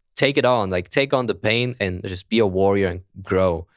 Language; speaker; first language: English; non-native, fluent; German